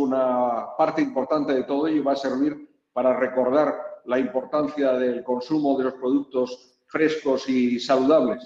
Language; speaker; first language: Spanish; native; Spanish